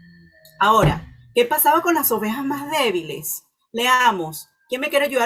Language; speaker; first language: Spanish; native; Spanish